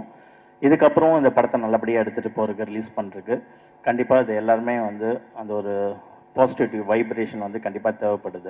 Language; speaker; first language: Tamil; native; Tamil